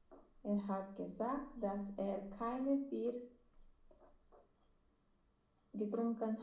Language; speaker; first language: German; non-native, learner; Romanian